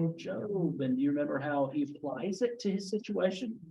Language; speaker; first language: English; native; English